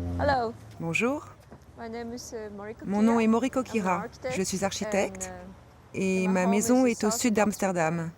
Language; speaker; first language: French; non-native, fluent; Japanese